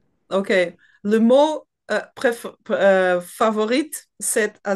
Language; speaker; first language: French; non-native, learner; Portuguese